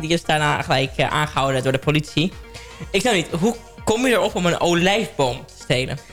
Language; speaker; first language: Dutch; native; Dutch